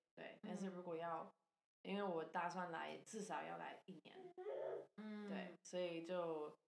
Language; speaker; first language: Chinese; non-native, fluent; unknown